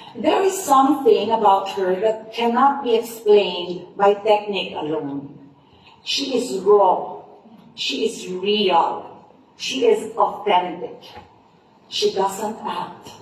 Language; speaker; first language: English; non-native, local second language; Filipino